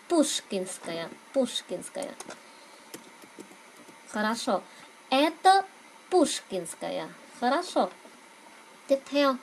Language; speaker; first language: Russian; non-native, fluent; Vietnamese